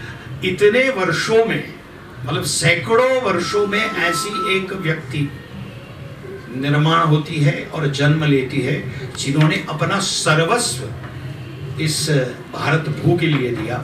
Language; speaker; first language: Hindi; native; Hindi